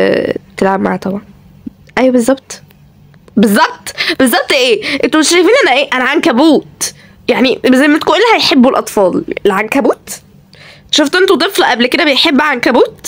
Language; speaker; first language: Arabic; native; Arabic